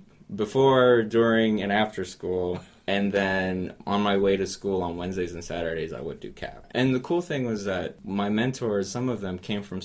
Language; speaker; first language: English; native; English